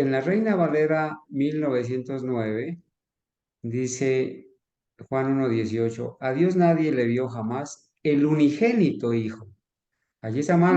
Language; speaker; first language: Spanish; native; Spanish